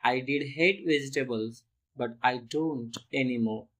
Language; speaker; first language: English; non-native, local second language; Marathi